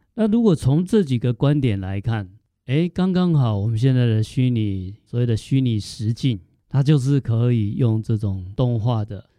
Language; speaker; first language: Chinese; native; Chinese